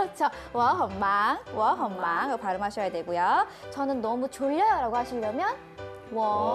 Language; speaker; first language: Korean; native; Korean